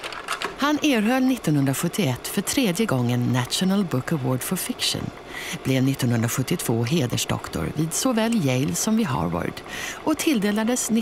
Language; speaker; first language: Swedish; native; Swedish